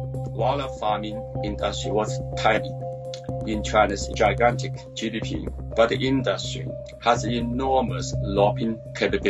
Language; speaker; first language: English; non-native, fluent; Chinese